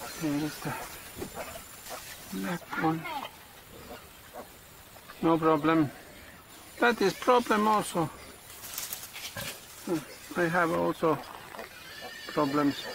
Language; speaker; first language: English; non-native, learner; Finnish